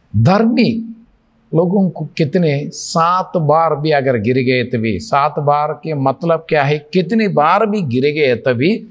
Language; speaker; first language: Hindi; non-native, local second language; Telugu